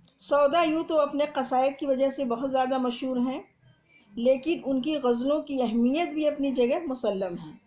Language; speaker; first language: Urdu; native; Urdu